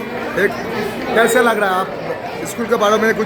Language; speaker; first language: Hindi; non-native, local second language; Bangla